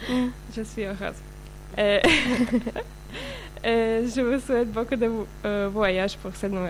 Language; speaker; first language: French; non-native, fluent; Slovak